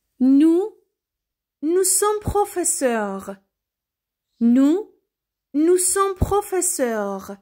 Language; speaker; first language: French; non-native, fluent; Persian